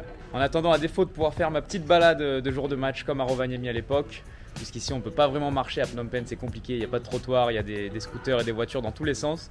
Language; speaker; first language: French; native; French